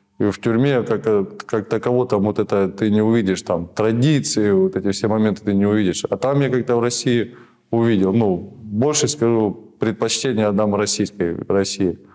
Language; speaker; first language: Russian; native; Russian